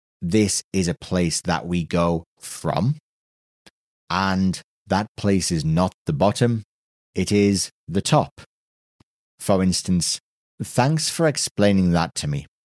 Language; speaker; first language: English; native; English